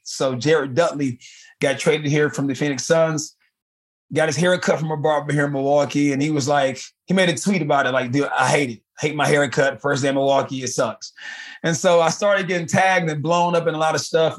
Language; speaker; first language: English; native; English